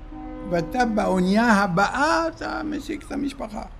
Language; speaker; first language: Hebrew; early bilingual, other home language; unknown